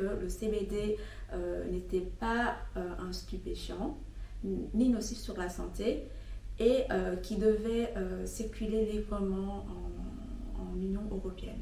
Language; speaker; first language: French; non-native, fluent; Vietnamese